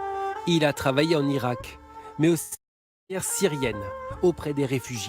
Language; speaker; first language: French; native; French